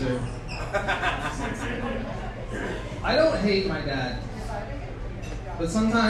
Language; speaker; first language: English; native; English